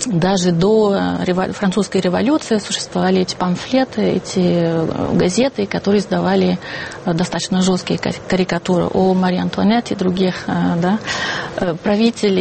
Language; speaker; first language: Russian; non-native, fluent; French